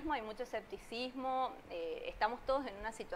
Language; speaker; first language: Spanish; native; Spanish